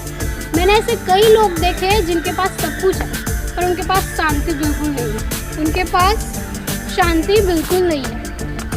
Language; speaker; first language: Hindi; non-native, local second language; Gujarati